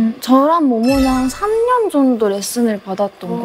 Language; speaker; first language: Korean; non-native, fluent; Japanese